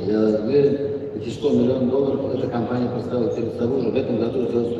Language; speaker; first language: Russian; non-native, local second language; Uzbek